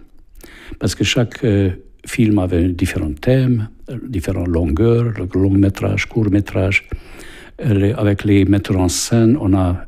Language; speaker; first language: French; non-native, fluent; Hungarian